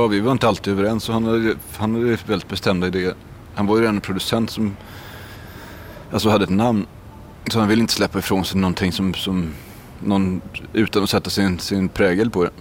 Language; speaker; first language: Swedish; native; Swedish